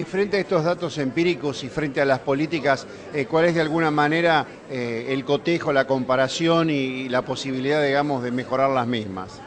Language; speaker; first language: Spanish; native; Spanish